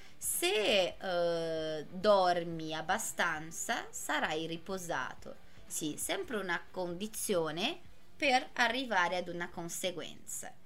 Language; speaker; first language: Italian; non-native, fluent; Portuguese